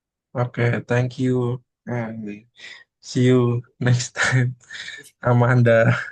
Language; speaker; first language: English; non-native, learner; Indonesian